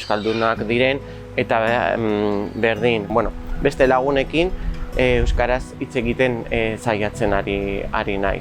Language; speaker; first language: Basque; non-native, local second language; Spanish